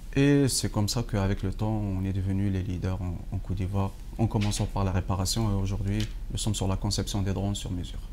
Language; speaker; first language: French; non-native, local second language; Arabic